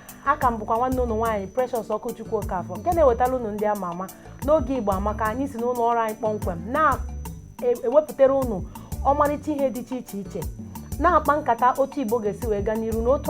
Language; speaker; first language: Igbo; native; Igbo